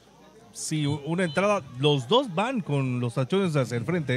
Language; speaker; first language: Spanish; native; Spanish